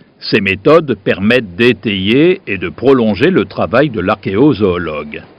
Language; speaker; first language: French; native; French